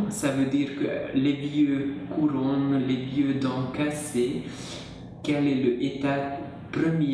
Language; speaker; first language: French; non-native, fluent; Hungarian